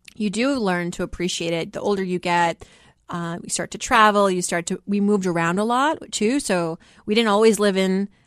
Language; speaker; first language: English; early bilingual, other home language; Persian